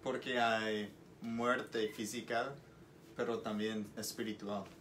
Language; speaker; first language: Spanish; non-native, learner; English